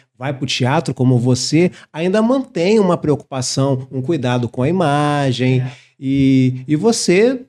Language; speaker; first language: Portuguese; native; Portuguese